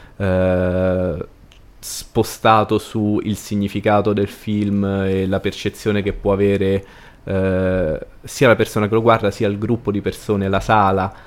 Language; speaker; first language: Italian; native; Italian